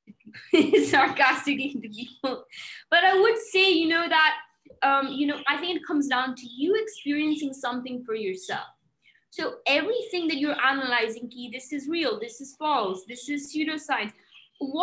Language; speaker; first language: English; native; English